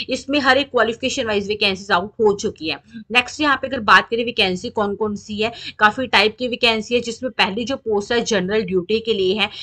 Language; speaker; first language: Hindi; native; Hindi